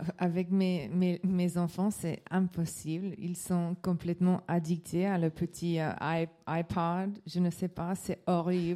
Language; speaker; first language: French; non-native, learner; English